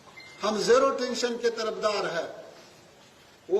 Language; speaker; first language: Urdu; non-native, fluent; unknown